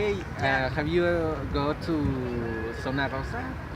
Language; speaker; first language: English; non-native, learner; Spanish